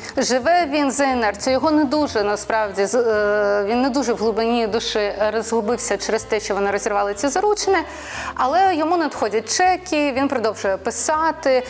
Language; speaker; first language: Ukrainian; non-native, local second language; Russian